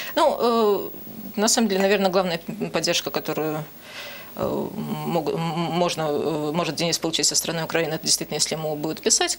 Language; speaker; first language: Russian; native; Russian